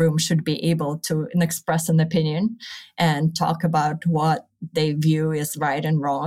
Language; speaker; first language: English; early bilingual, other home language; Russian